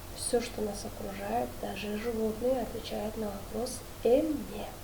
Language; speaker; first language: Russian; non-native, local second language; Kyrgyz